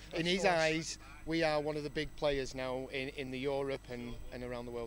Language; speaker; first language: English; native; English